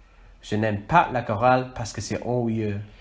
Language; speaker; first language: French; non-native, learner; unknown